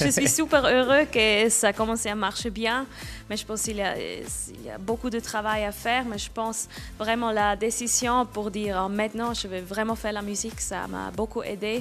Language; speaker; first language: French; non-native, local second language; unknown